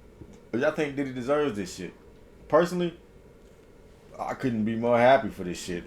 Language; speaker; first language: English; native; English